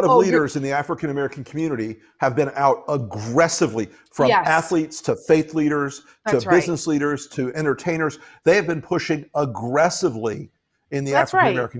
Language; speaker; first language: English; native; English